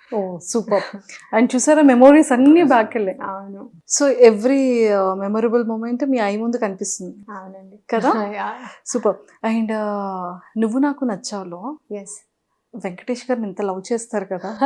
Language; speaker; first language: Telugu; native; Telugu